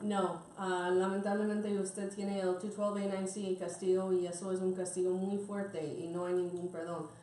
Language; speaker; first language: Spanish; non-native, fluent; English